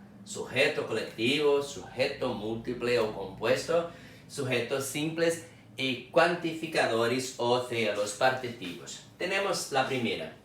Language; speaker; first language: Spanish; non-native, fluent; Portuguese